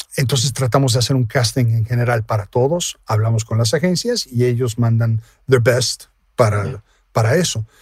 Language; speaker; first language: Spanish; native; Spanish